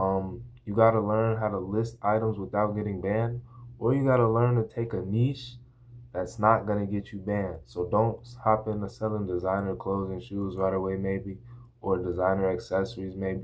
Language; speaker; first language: English; native; English